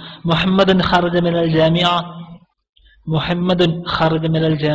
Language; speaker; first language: Arabic; non-native, fluent; Malayalam